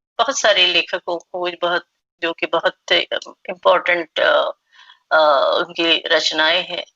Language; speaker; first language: Hindi; non-native, local second language; Marathi